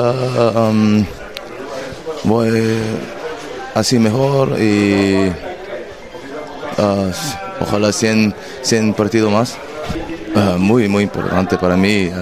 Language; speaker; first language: Spanish; non-native, learner; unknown